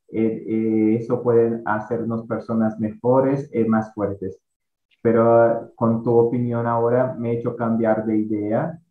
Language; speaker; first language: Spanish; non-native, fluent; Portuguese